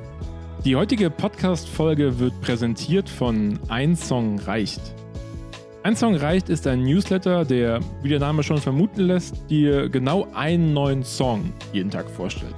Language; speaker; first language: German; native; German